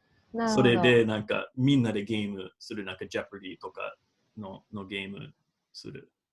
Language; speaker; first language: Japanese; non-native, fluent; English